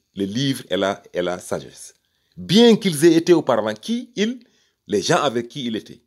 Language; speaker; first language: French; native; French